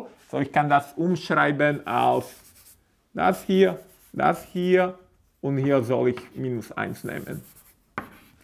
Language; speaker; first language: German; non-native, fluent; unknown